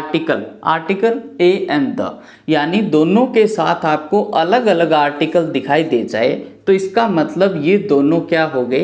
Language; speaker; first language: Hindi; native; Hindi